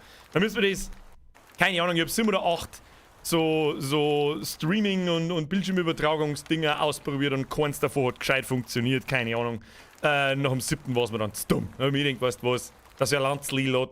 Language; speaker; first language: German; native; German